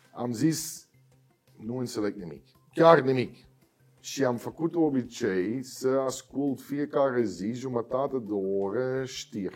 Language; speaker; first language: Romanian; non-native, learner; Dutch